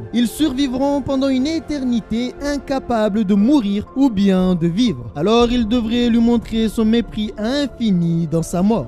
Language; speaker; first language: French; native; French